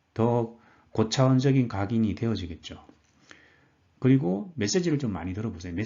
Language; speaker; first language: Korean; native; Korean